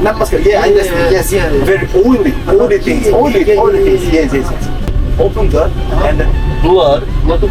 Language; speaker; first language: English; non-native, learner; Korean